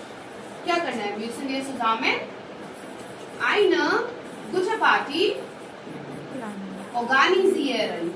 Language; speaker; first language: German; non-native, fluent; Hindi